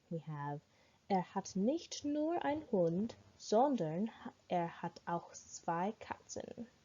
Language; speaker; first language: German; non-native, learner; English